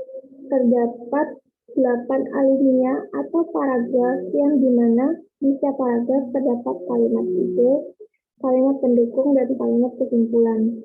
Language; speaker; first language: Indonesian; native; Indonesian